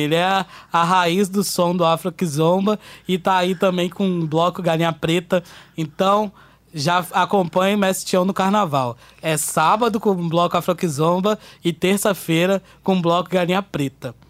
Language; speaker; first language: Portuguese; native; Portuguese